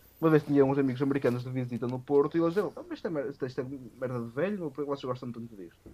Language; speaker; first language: Portuguese; native; Portuguese